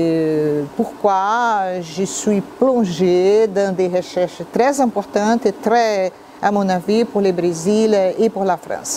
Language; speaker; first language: French; non-native, fluent; Portuguese